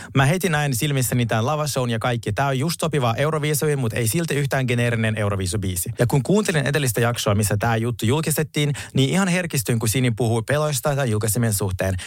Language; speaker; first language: Finnish; non-native, fluent; Russian